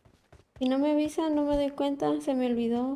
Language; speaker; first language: Spanish; native; Spanish